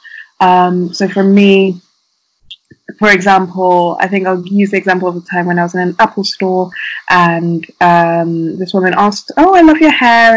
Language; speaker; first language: English; native; English